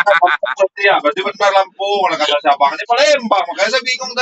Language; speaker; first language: Malay; native; Malay